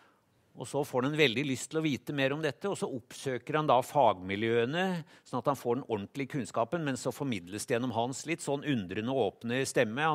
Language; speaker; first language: Norwegian; native; Norwegian